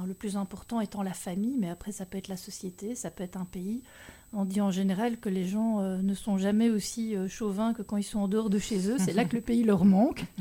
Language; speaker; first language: French; native; French